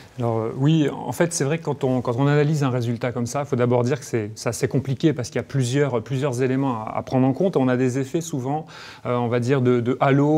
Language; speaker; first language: French; native; French